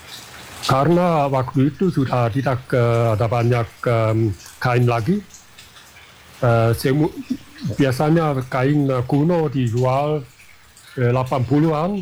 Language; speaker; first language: Indonesian; non-native, fluent; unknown